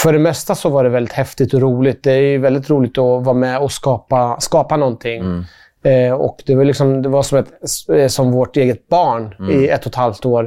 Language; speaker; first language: Swedish; early bilingual, other home language; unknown